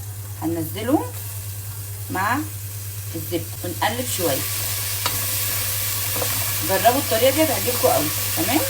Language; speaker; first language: Arabic; native; Arabic